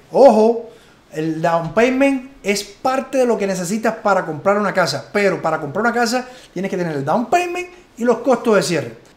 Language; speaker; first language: Spanish; native; Spanish